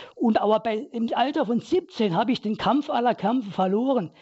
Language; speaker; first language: German; native; German